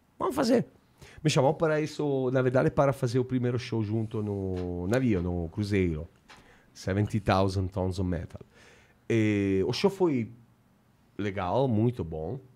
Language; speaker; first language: Portuguese; non-native, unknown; Italian